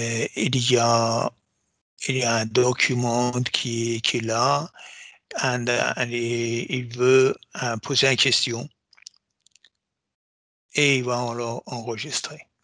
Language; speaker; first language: French; non-native, fluent; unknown